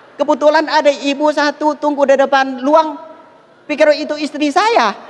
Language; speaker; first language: Indonesian; non-native, fluent; Thai